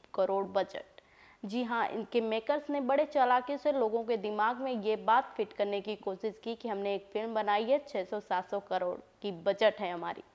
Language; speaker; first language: Hindi; native; Hindi